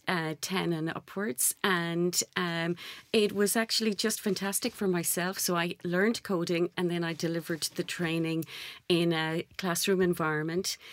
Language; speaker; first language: English; native; English